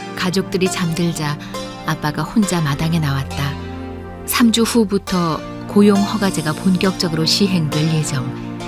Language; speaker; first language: Korean; native; Korean